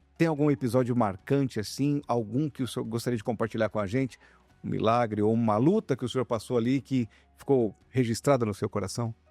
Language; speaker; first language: Portuguese; native; Portuguese